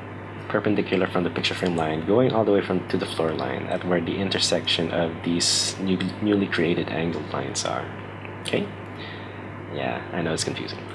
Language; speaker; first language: English; native; English